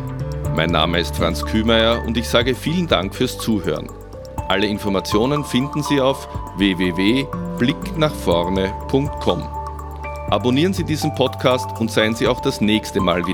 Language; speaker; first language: German; native; German